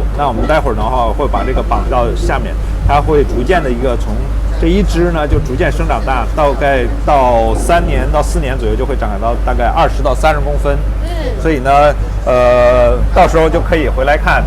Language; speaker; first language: Chinese; native; Chinese